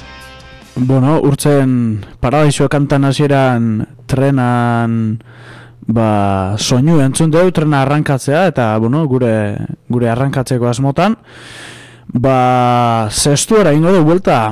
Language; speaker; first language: Basque; native; Basque